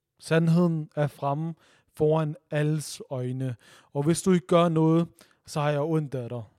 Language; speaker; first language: Danish; early bilingual, other home language; Urdu